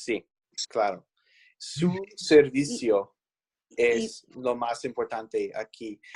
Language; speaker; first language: Spanish; non-native, fluent; English